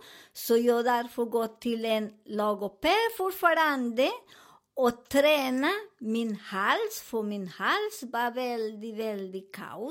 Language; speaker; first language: Swedish; non-native, learner; Spanish